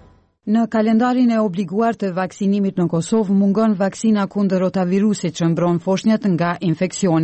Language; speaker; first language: Albanian; native; Albanian